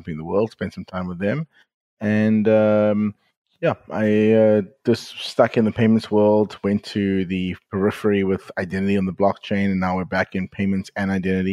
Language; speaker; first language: English; native; English